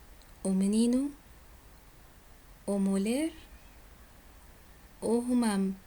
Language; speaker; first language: Portuguese; non-native, learner; Arabic